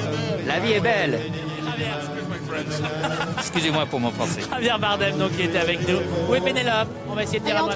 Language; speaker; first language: French; native; French